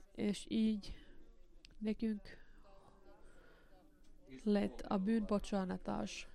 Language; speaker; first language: Hungarian; non-native, learner; Finnish